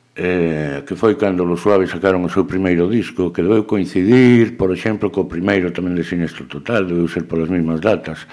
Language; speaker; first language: Galician; early bilingual, other home language; Spanish